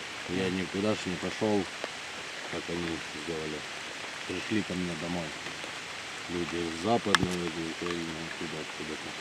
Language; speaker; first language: Russian; native; Russian